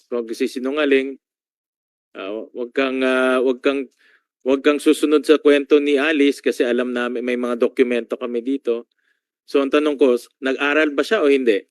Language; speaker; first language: Filipino; native; Filipino